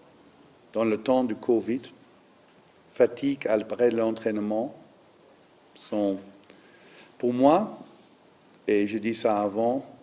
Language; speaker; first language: French; non-native, fluent; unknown